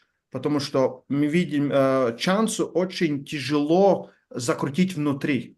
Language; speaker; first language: Russian; non-native, learner; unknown